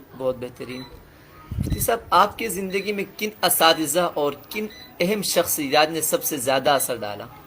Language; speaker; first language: Urdu; non-native, local second language; Khowar